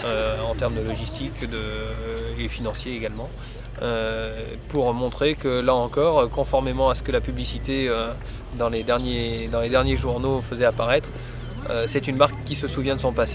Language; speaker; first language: French; native; French